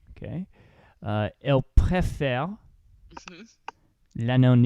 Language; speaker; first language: French; non-native, learner; English